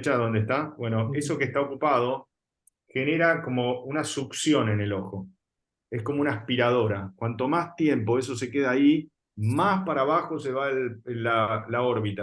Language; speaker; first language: Spanish; native; Spanish